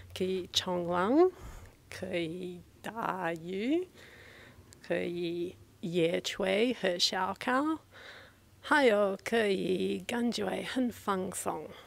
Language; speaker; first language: Chinese; non-native, learner; English